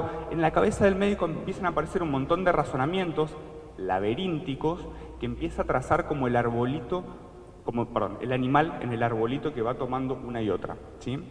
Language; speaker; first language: Spanish; native; Spanish